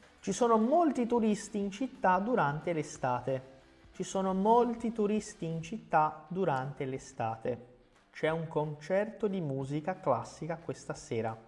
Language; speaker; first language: Italian; non-native, fluent; Portuguese